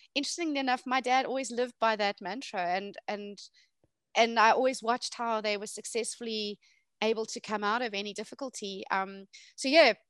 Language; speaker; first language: English; native; English